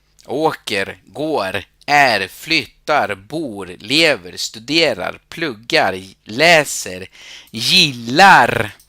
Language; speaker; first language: Swedish; non-native, fluent; Spanish